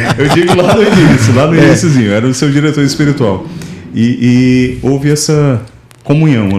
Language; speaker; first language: Portuguese; native; Portuguese